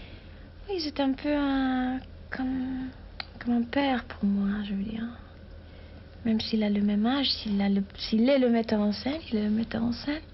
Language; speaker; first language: French; non-native, fluent; German